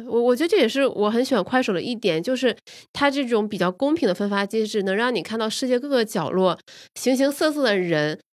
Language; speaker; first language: Chinese; native; Chinese